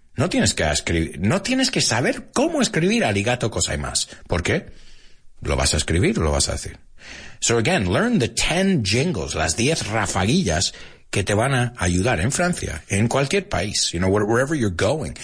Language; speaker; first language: Spanish; early bilingual, heritage; Spanish